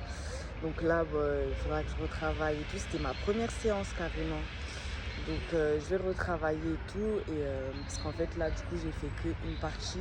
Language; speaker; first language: French; native; French